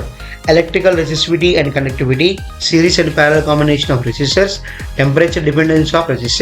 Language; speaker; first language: English; non-native, local second language; Telugu